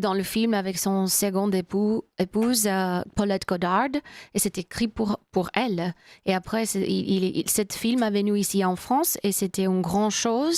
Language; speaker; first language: French; non-native, learner; English